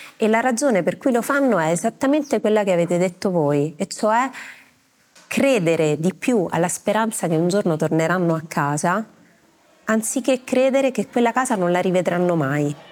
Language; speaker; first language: Italian; native; Italian